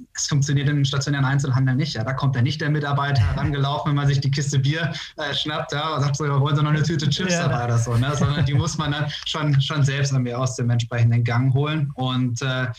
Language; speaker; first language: German; native; German